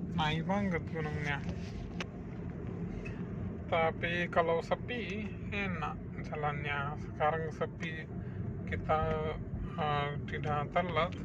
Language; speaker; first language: Indonesian; non-native, learner; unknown